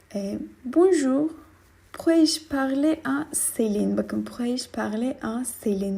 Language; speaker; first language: French; non-native, fluent; Turkish